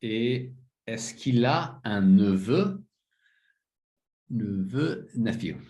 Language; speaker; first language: French; non-native, fluent; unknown